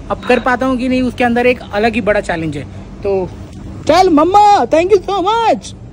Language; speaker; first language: Hindi; native; Hindi